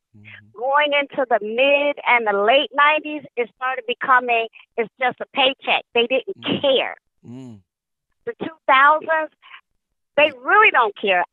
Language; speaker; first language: English; native; English